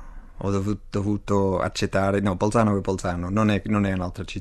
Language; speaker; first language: Italian; non-native, fluent; English